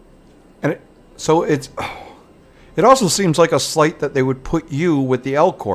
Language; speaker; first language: English; native; English